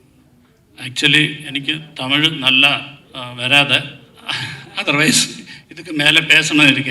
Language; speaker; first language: Tamil; non-native, learner; Malayalam